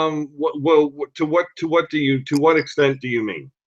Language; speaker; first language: English; native; English